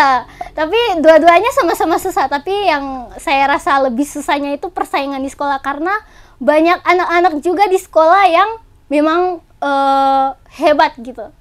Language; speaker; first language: Indonesian; native; Indonesian